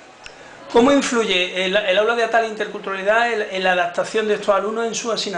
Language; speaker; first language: Spanish; native; Spanish